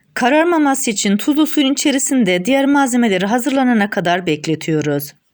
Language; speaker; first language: Turkish; native; Turkish